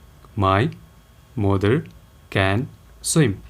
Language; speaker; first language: English; non-native, local second language; Nepali